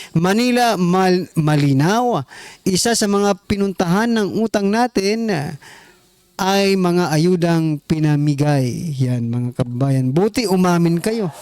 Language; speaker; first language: Filipino; non-native, local second language; Waray